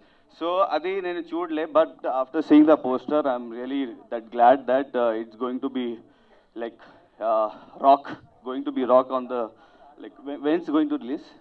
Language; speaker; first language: Telugu; non-native, local second language; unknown